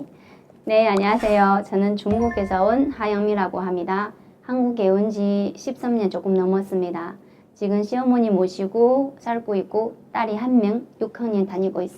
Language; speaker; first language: Korean; non-native, fluent; Chinese